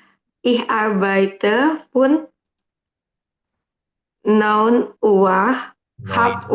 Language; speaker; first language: German; non-native, learner; Indonesian